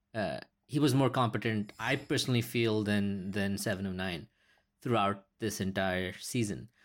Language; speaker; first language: English; early bilingual, other home language; Hindi